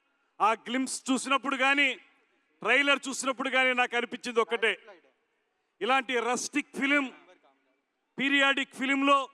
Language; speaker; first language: Telugu; native; Telugu